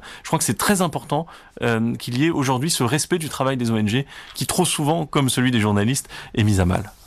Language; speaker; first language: French; native; French